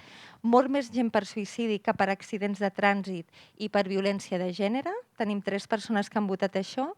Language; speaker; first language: Catalan; native; Catalan